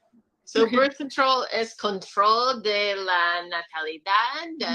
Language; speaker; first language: Spanish; non-native, learner; English